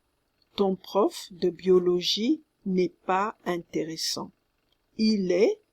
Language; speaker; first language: French; non-native, fluent; English